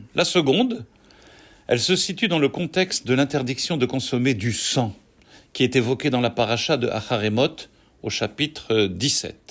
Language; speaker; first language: French; native; French